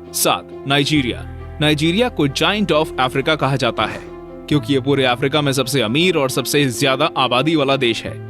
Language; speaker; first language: Hindi; native; Hindi